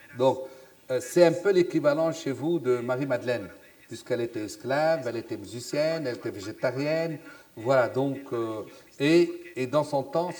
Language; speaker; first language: French; non-native, local second language; Arabic